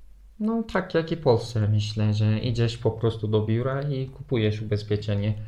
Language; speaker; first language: Polish; non-native, fluent; Turkish